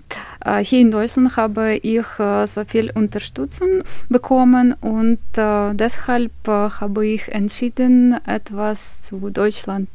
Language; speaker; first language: German; non-native, learner; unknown